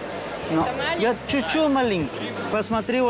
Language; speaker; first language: Russian; non-native, learner; Spanish